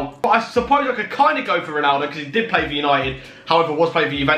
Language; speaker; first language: English; native; English